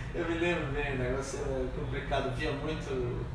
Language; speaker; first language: Portuguese; native; Portuguese